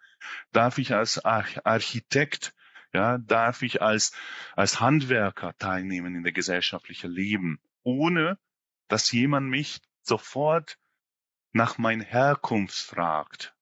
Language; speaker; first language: German; non-native, fluent; Hungarian